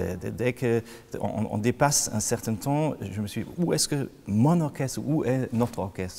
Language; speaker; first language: French; non-native, fluent; German